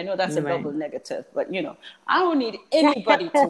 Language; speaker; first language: English; native; English